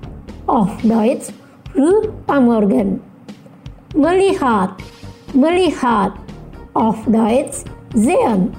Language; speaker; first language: German; non-native, fluent; Indonesian